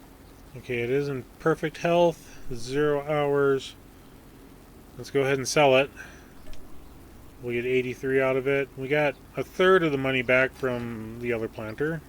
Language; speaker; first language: English; native; English